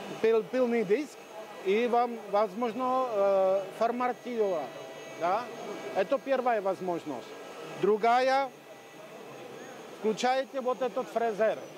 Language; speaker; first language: Russian; non-native, learner; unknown